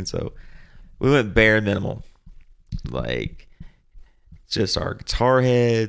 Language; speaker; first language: English; native; English